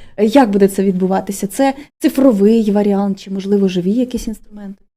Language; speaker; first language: Ukrainian; native; Ukrainian